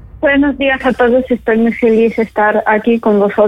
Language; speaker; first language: Spanish; non-native, learner; Ukrainian